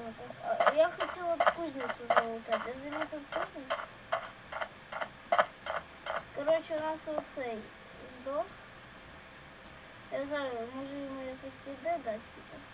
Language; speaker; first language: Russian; non-native, local second language; Ukrainian